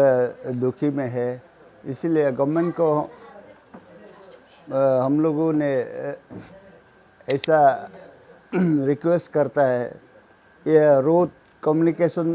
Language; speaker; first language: Hindi; non-native, local second language; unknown